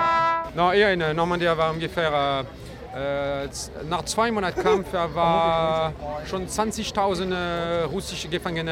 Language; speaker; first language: German; non-native, learner; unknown